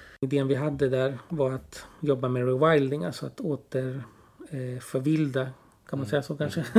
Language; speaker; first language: Swedish; early bilingual, other home language; Spanish